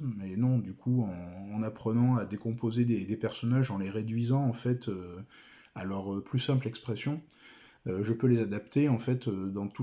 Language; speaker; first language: French; native; French